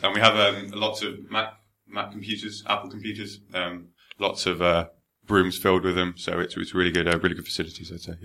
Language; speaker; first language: English; native; English